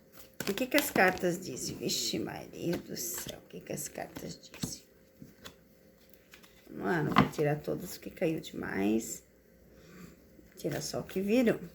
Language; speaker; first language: Portuguese; native; Portuguese